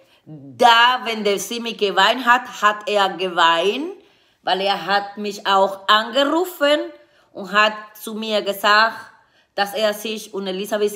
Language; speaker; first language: German; non-native, fluent; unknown